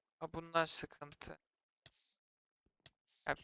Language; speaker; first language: Turkish; native; Turkish